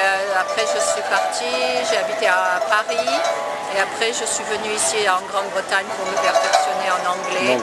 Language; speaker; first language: French; native; French